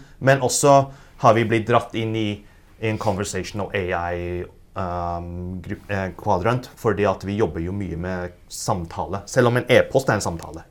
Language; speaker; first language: Norwegian; early bilingual, other home language; Cantonese